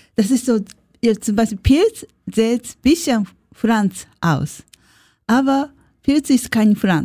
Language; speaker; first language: German; non-native, learner; Japanese